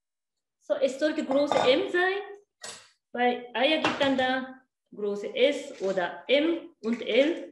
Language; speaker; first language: German; non-native, learner; Japanese